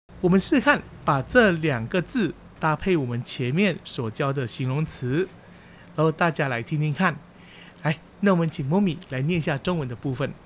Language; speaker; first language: Chinese; early bilingual, heritage; Chinese